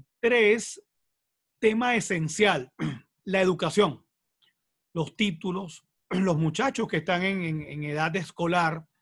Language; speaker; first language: Spanish; native; Spanish